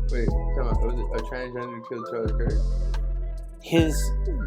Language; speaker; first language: English; native; English